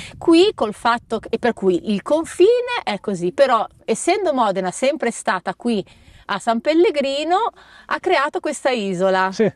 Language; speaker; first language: Italian; native; Italian